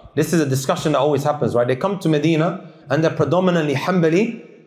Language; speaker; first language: English; native; English